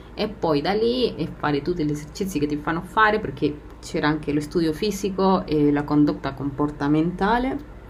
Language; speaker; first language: Italian; non-native, fluent; Spanish